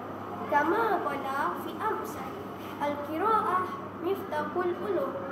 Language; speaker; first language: Arabic; non-native, learner; Malay